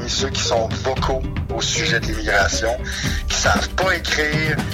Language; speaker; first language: French; native; French